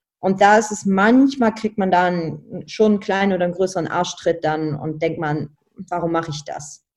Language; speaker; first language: German; non-native, local second language; Luxembourgish